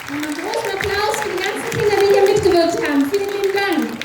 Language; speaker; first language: German; early bilingual, other home language; Tamil